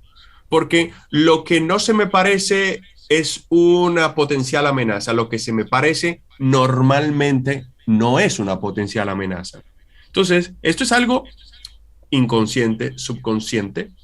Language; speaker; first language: Spanish; native; Spanish